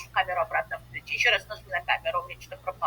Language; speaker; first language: Russian; native; Russian